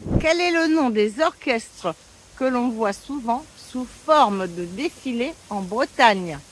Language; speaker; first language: French; native; French